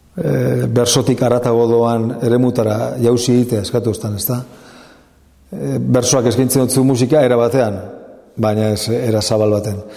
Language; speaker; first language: Basque; native; Basque